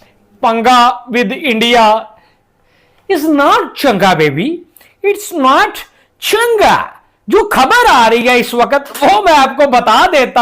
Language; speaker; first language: Hindi; native; Hindi